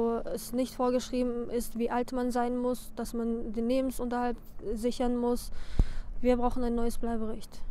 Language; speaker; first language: German; early bilingual, other home language; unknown